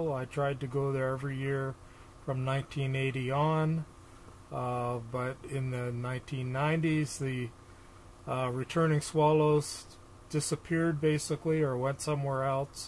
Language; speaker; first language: English; native; English